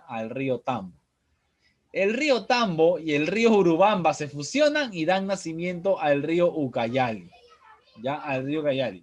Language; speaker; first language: Spanish; native; Spanish